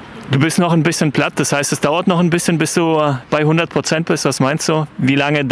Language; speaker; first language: German; native; German